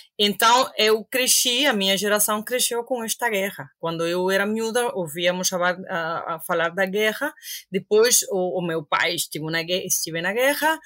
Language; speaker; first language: Portuguese; non-native, fluent; Spanish